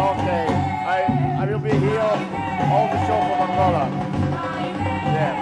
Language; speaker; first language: English; non-native, learner; Portuguese